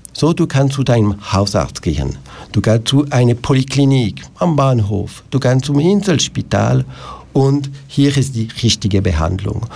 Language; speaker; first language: German; non-native, local second language; French